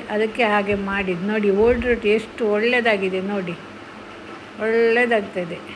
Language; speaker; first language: Kannada; non-native, local second language; Konkani